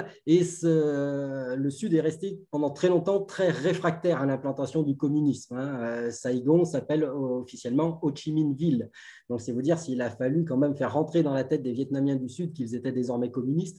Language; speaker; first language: French; native; French